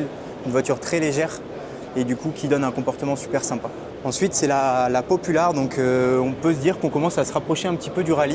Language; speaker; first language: French; native; French